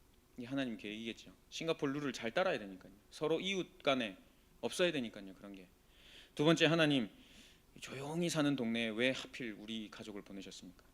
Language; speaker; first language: Korean; native; Korean